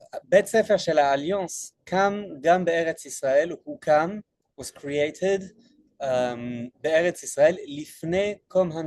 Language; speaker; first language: Hebrew; non-native, fluent; French